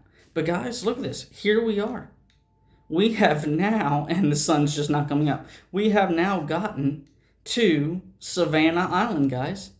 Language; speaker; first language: English; native; English